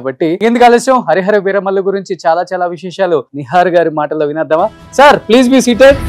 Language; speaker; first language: Telugu; native; Telugu